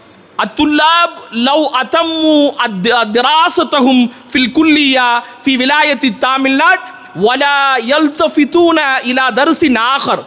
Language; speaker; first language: Arabic; non-native, fluent; Tamil